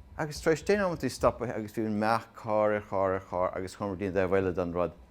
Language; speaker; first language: Irish; native; Irish